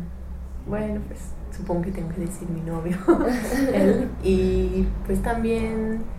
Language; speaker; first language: Spanish; non-native, fluent; English